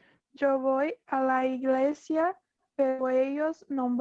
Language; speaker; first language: Spanish; non-native, learner; Portuguese